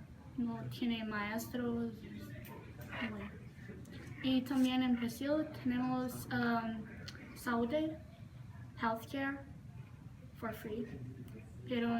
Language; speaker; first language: Spanish; non-native, learner; Portuguese